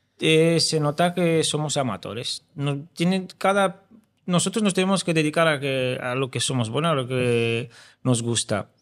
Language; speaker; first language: Spanish; non-native, fluent; Romanian